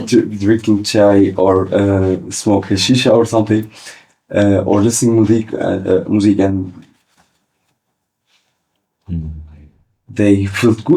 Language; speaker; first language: English; early bilingual, other home language; Kurdish